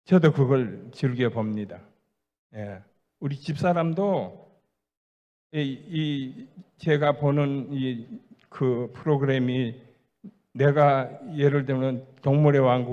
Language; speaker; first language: Korean; native; Korean